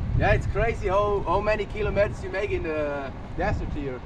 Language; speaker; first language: English; non-native, fluent; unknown